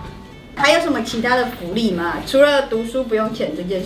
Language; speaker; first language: Chinese; native; Chinese